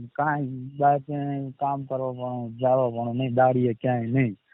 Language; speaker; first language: Gujarati; native; Gujarati